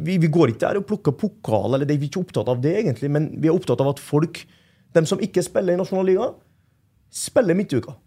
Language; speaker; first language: Norwegian; non-native, fluent; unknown